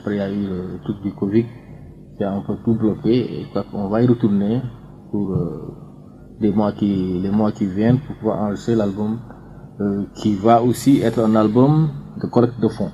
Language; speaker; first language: French; non-native, local second language; Fula